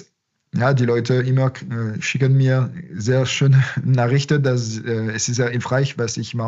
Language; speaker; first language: German; non-native, fluent; French